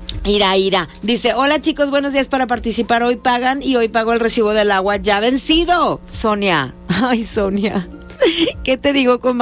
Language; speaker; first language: Spanish; native; Spanish